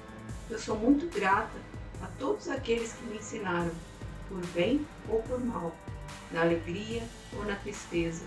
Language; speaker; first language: Portuguese; native; Portuguese